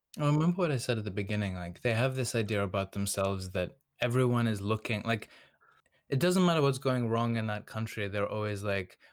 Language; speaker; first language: English; non-native, local second language; Serbian